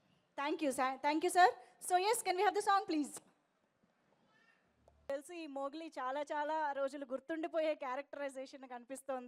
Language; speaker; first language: Telugu; native; Telugu